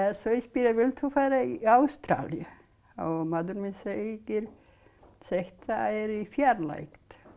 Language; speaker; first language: Icelandic; non-native, learner; Serbian